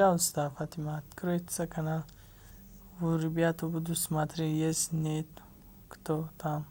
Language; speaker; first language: Russian; non-native, learner; Tajik